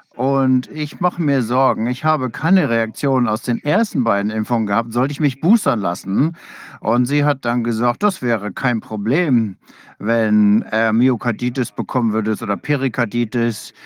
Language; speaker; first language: German; non-native, fluent; English